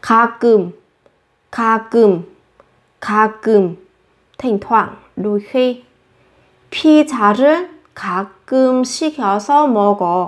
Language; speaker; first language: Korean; non-native, fluent; Vietnamese